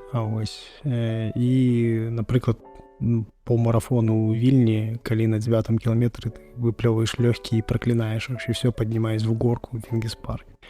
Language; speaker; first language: Belarusian; non-native, local second language; Russian